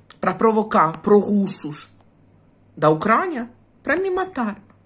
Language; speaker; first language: Portuguese; non-native, fluent; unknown